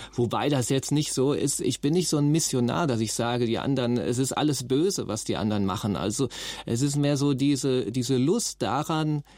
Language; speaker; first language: German; native; German